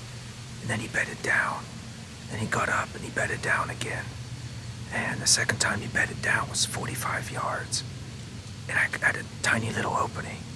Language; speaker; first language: English; native; English